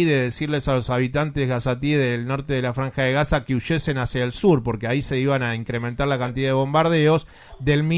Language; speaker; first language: Spanish; native; Spanish